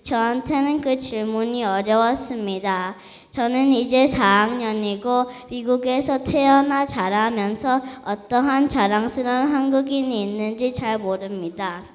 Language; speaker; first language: Korean; early bilingual, heritage; Korean